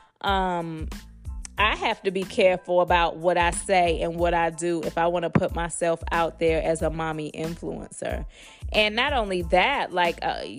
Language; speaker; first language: English; native; English